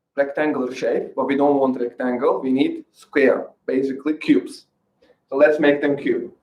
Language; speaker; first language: English; non-native, fluent; Azerbaijani